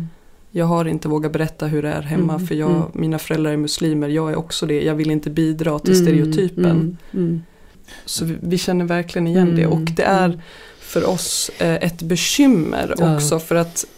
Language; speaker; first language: Swedish; native; Swedish